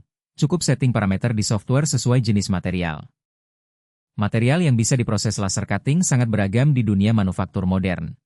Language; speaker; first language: Indonesian; native; Indonesian